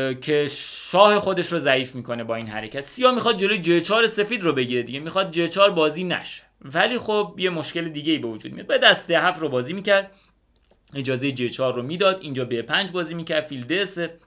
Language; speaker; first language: Persian; native; Persian